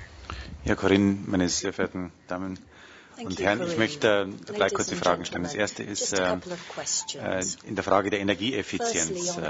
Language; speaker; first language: German; native; German